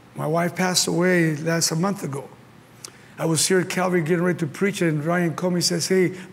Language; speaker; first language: English; early bilingual, other home language; Spanish